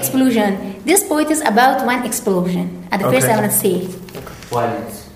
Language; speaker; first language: English; non-native, learner; Persian